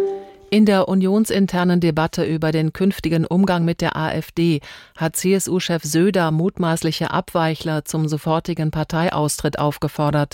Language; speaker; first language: German; native; German